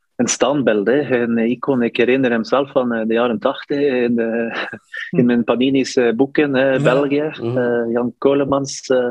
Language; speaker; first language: Dutch; non-native, fluent; Norwegian